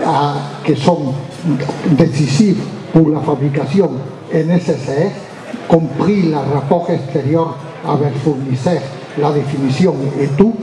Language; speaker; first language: French; non-native, learner; Spanish